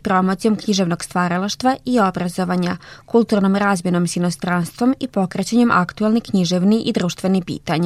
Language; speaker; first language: Serbian; native; Serbian